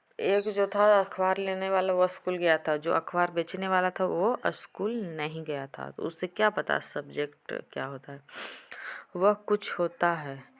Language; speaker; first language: Hindi; native; Hindi